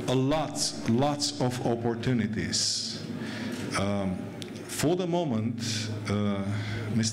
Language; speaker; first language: English; non-native, fluent; Romanian